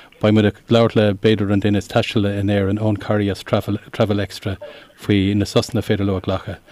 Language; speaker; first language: Irish; non-native, local second language; English